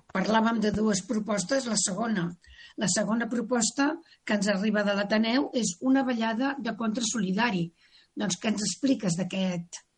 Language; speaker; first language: Catalan; native; Catalan